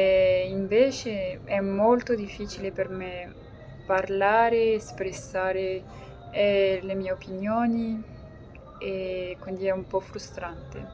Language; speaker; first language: Italian; non-native, learner; French